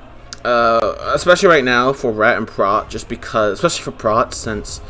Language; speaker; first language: English; native; English